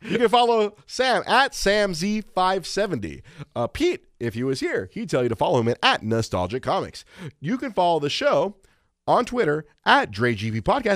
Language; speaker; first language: English; early bilingual, other home language; Spanish